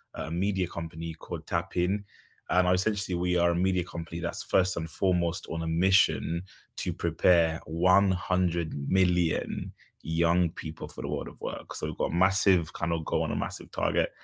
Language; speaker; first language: English; early bilingual, other home language; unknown